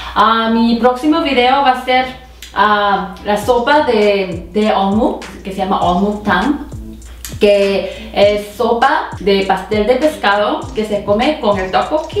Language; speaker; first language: Spanish; non-native, fluent; Korean